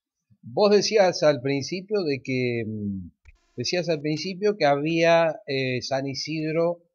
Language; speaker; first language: Spanish; native; Spanish